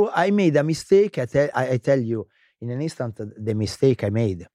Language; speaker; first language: English; non-native, learner; Italian